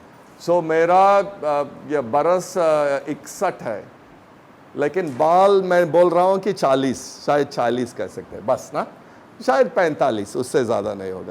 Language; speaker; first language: Hindi; non-native, local second language; Tamil